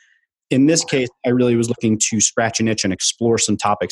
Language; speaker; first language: English; native; English